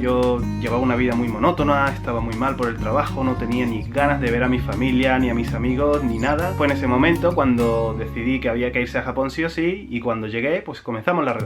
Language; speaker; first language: Spanish; native; Spanish